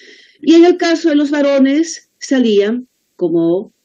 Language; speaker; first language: Spanish; native; Spanish